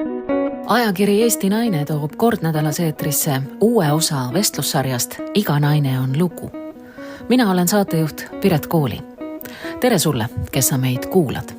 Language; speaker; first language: Estonian; native; Estonian